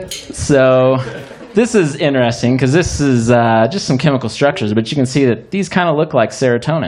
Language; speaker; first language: English; native; English